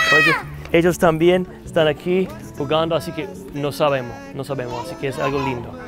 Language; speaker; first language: Spanish; non-native, fluent; English